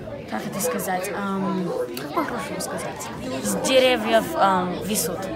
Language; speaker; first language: Russian; early bilingual, heritage; Russian